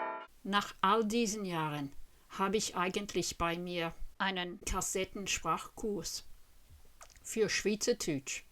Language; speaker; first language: German; non-native, fluent; English